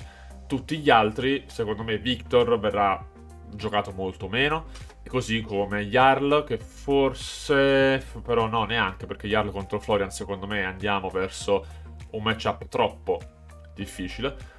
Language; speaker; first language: Italian; native; Italian